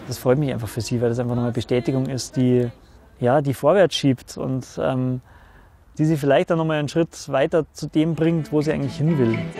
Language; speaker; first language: German; native; German